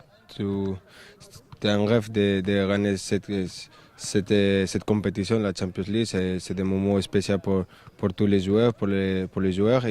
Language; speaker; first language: French; non-native, fluent; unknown